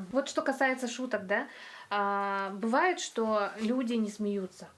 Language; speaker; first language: Russian; native; Russian